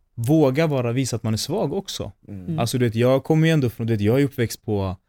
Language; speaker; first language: Swedish; native; Swedish